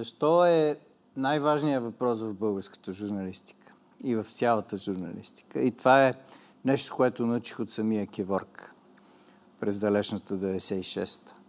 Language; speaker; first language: Bulgarian; native; Bulgarian